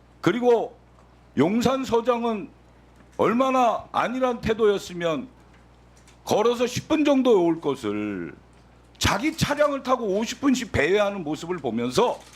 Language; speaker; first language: Korean; native; Korean